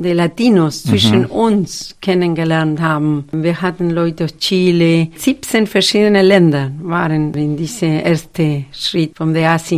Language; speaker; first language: German; non-native, fluent; Spanish